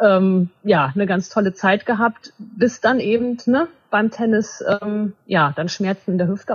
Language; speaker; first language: German; native; German